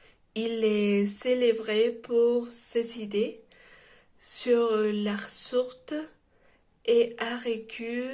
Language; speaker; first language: French; non-native, learner; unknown